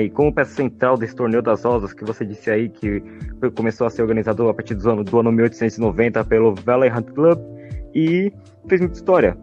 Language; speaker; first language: Portuguese; native; Portuguese